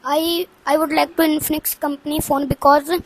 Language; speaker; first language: English; non-native, learner; Hindi